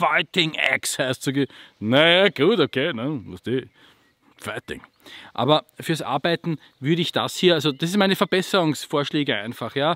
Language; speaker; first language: German; native; German